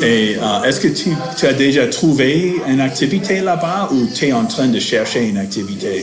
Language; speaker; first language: French; non-native, fluent; English